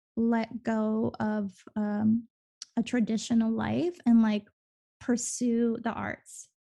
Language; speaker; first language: English; early bilingual, other home language; Spanish